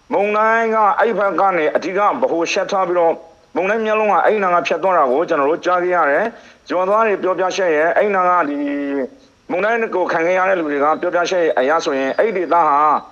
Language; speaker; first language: Burmese; native; Burmese